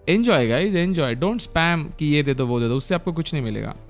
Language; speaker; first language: Hindi; non-native, local second language; Marathi